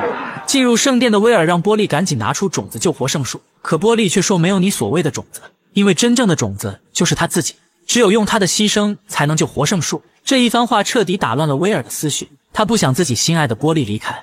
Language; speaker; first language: Chinese; native; Chinese